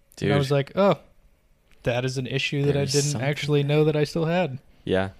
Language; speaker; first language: English; native; English